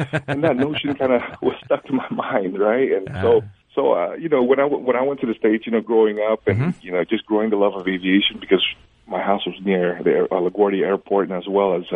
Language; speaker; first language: English; early bilingual, other home language; Indonesian